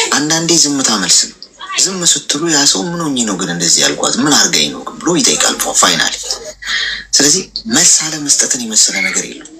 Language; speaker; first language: Amharic; native; Amharic